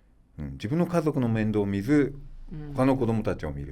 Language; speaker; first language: Japanese; native; Japanese